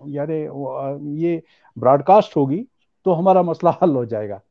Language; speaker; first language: Urdu; non-native, local second language; Pahari-Potwari